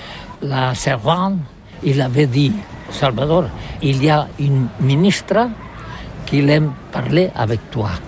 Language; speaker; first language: French; non-native, learner; Catalan